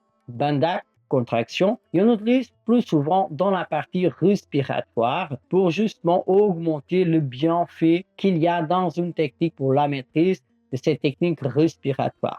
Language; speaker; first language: French; non-native, fluent; Portuguese